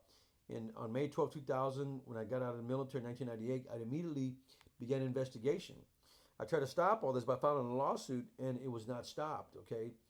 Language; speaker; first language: English; native; English